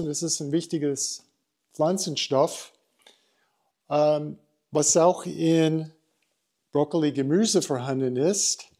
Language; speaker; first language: German; non-native, fluent; English